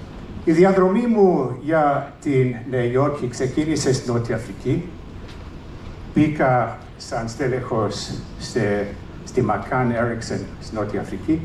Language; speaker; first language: Greek; early bilingual, heritage; English